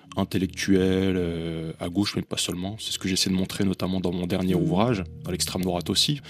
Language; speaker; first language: French; native; French